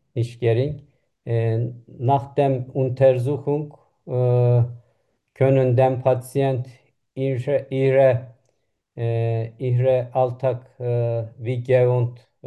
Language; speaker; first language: German; non-native, learner; Turkish